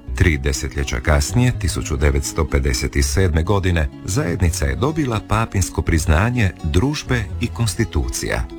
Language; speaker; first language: Croatian; native; Croatian